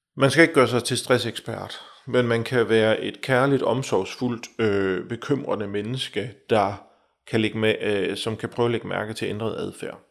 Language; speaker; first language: Danish; native; Danish